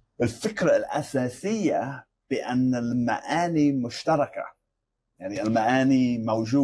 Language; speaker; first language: Arabic; non-native, fluent; English